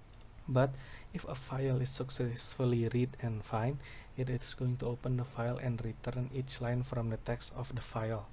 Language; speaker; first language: English; non-native, local second language; Indonesian